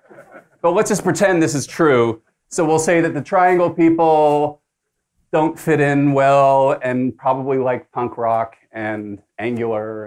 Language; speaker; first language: English; native; English